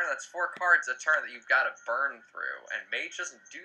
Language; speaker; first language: English; native; English